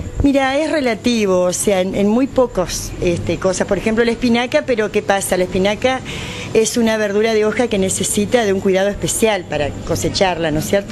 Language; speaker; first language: Spanish; native; Spanish